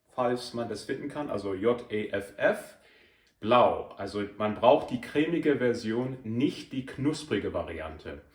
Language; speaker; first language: German; non-native, fluent; English